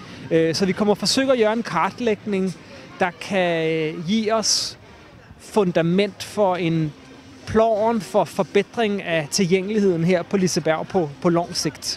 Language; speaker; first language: Swedish; native; Swedish